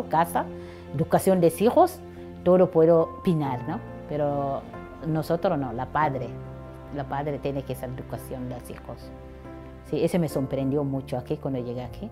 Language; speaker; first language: Spanish; non-native, learner; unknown